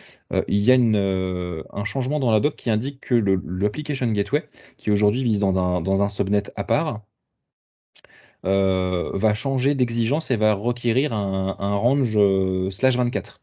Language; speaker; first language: French; native; French